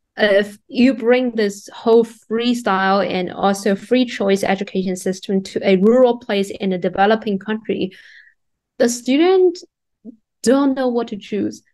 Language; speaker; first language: English; non-native, fluent; Chinese